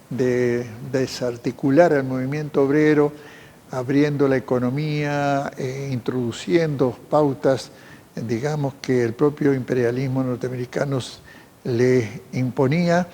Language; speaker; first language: Spanish; native; Spanish